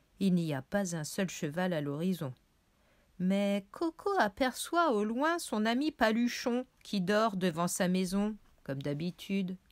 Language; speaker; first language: French; native; French